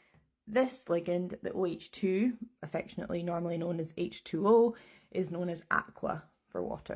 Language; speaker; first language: English; native; English